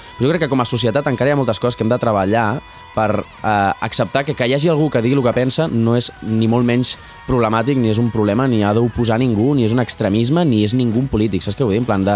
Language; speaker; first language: Catalan; native; Catalan